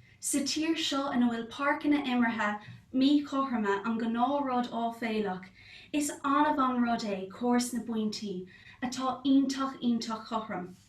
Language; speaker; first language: Irish; non-native, local second language; English